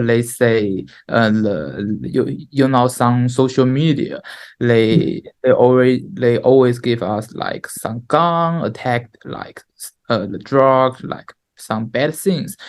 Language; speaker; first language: English; non-native, learner; Chinese